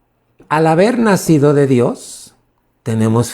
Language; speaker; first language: Spanish; native; Spanish